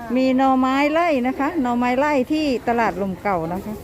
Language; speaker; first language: Thai; non-native, local second language; Lao